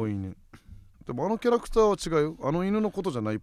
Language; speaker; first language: Japanese; native; Japanese